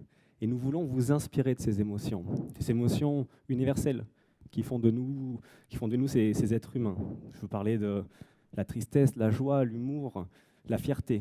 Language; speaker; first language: French; native; French